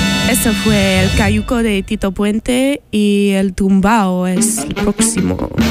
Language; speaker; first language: Spanish; non-native, fluent; English